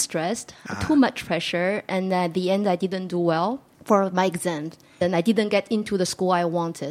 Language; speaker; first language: English; non-native, fluent; Chinese